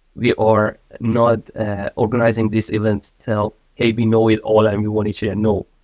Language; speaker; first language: English; non-native, fluent; Persian